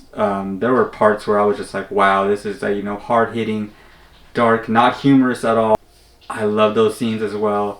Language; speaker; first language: English; native; English